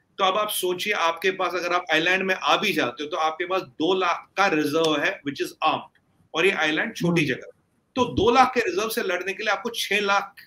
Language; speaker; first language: Hindi; native; Hindi